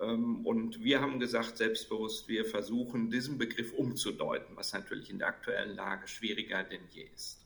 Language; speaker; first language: German; native; German